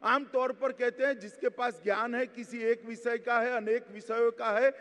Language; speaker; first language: Hindi; non-native, local second language; Gujarati